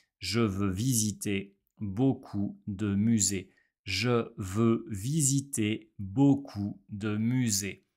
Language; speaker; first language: French; non-native, fluent; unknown